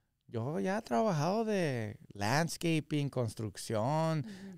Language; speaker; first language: Spanish; early bilingual, heritage; Spanish